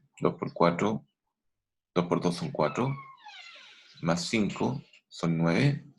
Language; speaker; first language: Spanish; native; Spanish